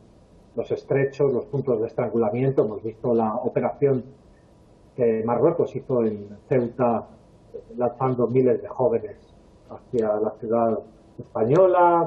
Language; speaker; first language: Spanish; native; Spanish